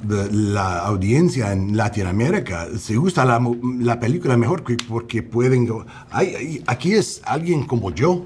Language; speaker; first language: Spanish; early bilingual, heritage; English